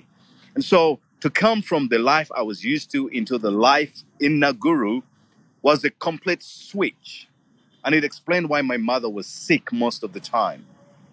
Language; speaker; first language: English; non-native, local second language; Ganda